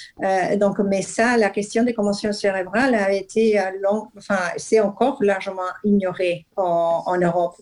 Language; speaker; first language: French; non-native, fluent; Spanish